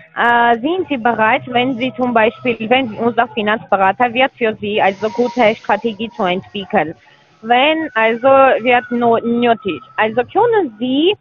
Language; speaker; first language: German; non-native, learner; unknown